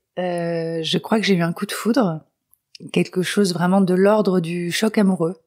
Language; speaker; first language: French; non-native, local second language; Arabic